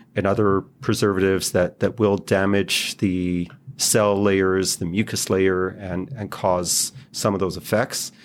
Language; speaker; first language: English; non-native, fluent; Hebrew